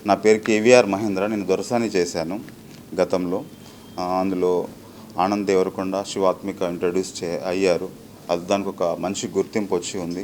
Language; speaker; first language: Telugu; native; Telugu